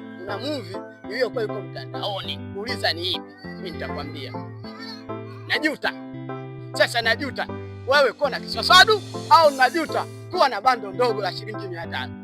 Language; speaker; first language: Swahili; native; Swahili